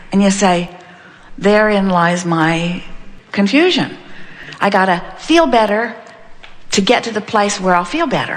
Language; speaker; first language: English; native; English